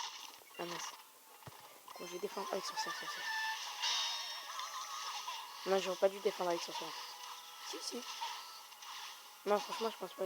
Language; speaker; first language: French; native; French